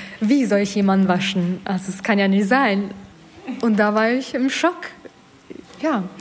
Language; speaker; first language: German; non-native, fluent; Albanian